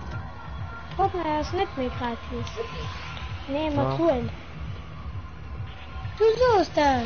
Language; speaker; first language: German; non-native, learner; Portuguese